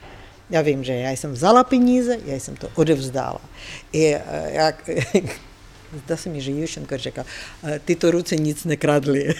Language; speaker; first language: Czech; non-native, fluent; Ukrainian